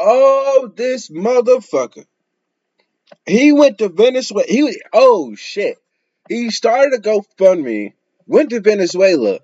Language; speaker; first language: English; native; English